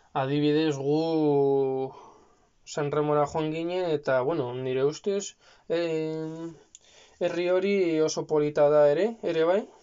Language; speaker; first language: Basque; non-native, local second language; Spanish